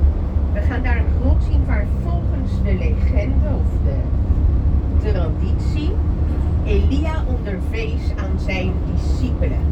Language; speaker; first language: Dutch; non-native, fluent; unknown